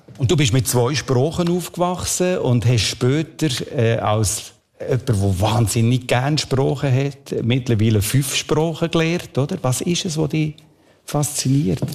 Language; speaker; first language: German; native; German